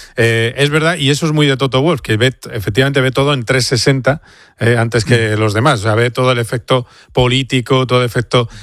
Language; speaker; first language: Spanish; native; Spanish